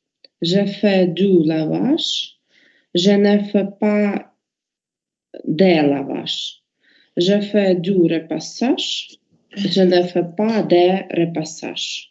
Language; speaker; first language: French; non-native, learner; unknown